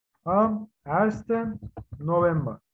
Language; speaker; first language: German; non-native, fluent; Turkish